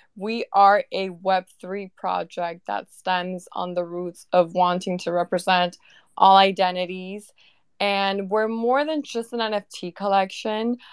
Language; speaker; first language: English; early bilingual, other home language; Spanish